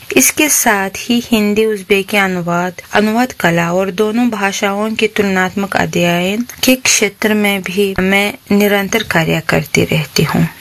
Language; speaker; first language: Hindi; non-native, fluent; Uzbek